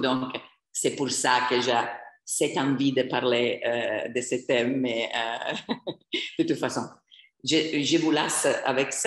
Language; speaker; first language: French; non-native, fluent; English